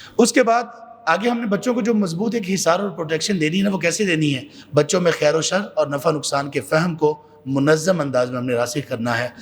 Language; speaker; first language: Urdu; non-native, local second language; Punjabi